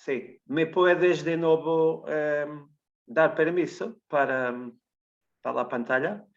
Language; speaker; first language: Spanish; non-native, learner; Portuguese